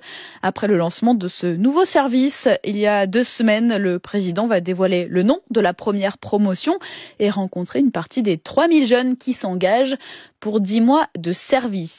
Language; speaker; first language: French; native; French